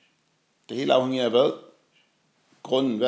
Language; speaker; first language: Danish; non-native, fluent; Arabic